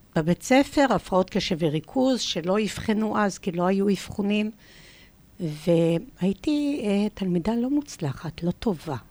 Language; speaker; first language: Hebrew; early bilingual, other home language; English